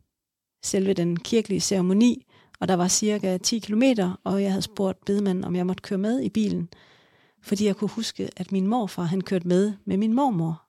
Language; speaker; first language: Danish; native; Danish